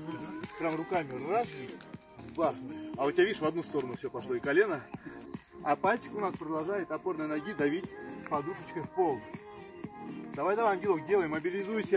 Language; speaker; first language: Russian; native; Russian